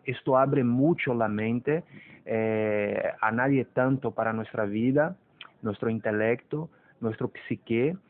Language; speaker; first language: Spanish; non-native, fluent; Portuguese